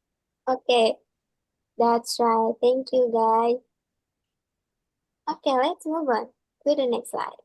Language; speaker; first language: English; non-native, fluent; Indonesian